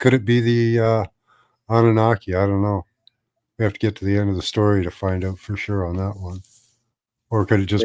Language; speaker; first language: English; native; English